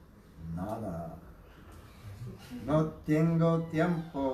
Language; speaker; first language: Spanish; non-native, learner; English